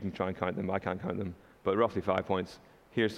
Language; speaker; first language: English; native; English